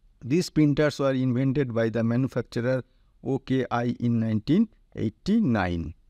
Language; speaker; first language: English; non-native, local second language; Bangla